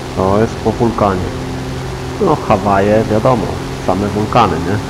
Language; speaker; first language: Polish; native; Polish